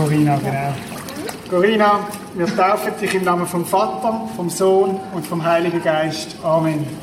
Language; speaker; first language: German; native; German